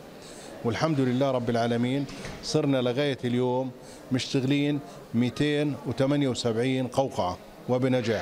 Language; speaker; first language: Arabic; native; Arabic